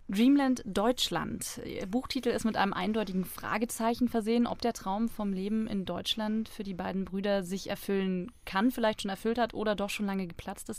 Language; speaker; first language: German; native; German